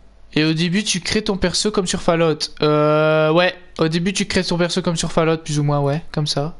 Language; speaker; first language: French; native; French